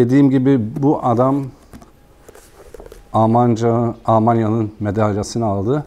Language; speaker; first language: Turkish; non-native, fluent; German